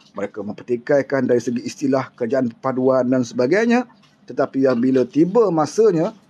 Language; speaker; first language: Malay; native; Malay